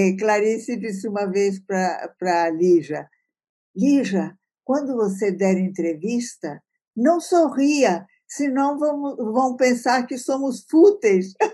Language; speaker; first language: Portuguese; early bilingual, other home language; Italian